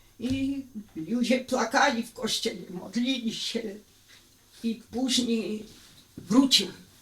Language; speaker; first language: Polish; early bilingual, heritage; Polish